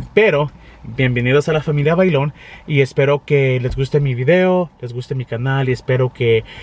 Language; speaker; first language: English; native; English